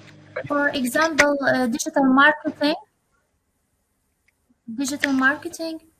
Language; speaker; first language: English; non-native, learner; Arabic